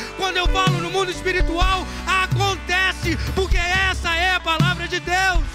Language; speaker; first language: Portuguese; native; Portuguese